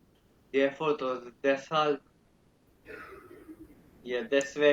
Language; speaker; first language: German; non-native, fluent; Urdu